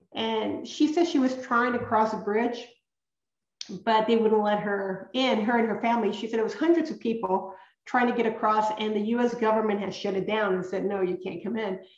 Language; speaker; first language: English; early bilingual, other home language; Spanish